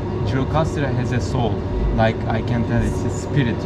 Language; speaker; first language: English; non-native, fluent; Turkish